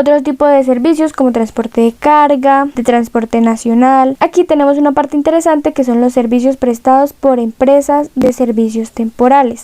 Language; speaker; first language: Spanish; native; Spanish